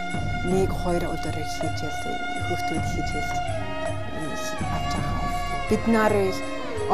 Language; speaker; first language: Mongolian; non-native, learner; English